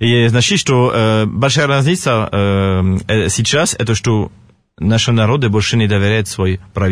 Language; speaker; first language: Russian; non-native, fluent; French